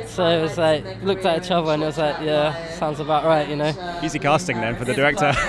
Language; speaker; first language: English; native; English